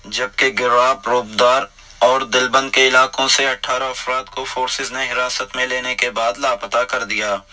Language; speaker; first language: Urdu; non-native, local second language; Baluchi